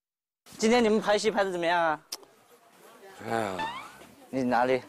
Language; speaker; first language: Chinese; native; Chinese